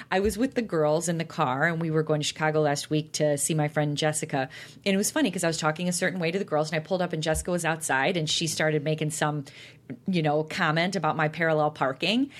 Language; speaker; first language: English; native; English